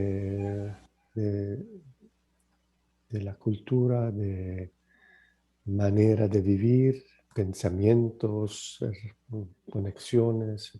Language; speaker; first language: Spanish; non-native, learner; English